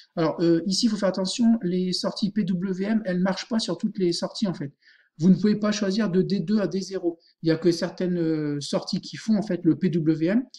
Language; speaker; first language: French; native; French